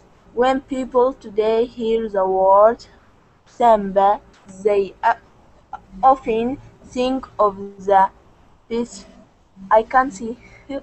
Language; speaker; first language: English; non-native, learner; Indonesian